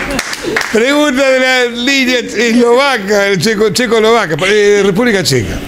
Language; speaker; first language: Spanish; native; Spanish